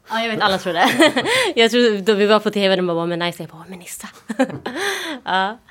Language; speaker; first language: Swedish; early bilingual, other home language; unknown